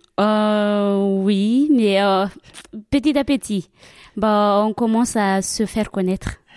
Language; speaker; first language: French; non-native, local second language; Malagasy